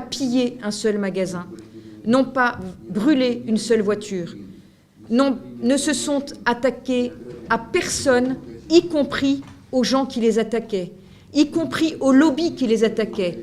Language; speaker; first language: French; native; French